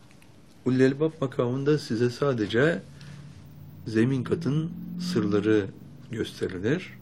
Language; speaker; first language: Turkish; native; Turkish